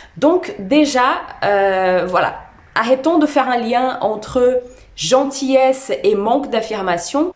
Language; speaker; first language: French; non-native, fluent; Portuguese